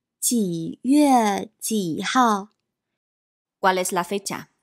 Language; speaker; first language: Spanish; non-native, fluent; Chinese